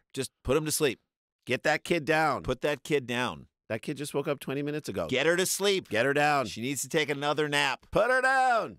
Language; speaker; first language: English; native; English